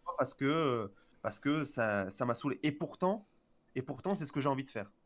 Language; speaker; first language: French; native; French